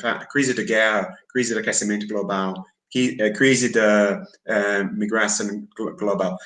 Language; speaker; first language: Portuguese; non-native, fluent; English